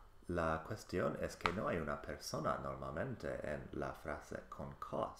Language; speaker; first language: Spanish; non-native, fluent; English